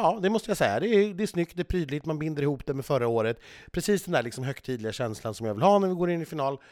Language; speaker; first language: Swedish; native; Swedish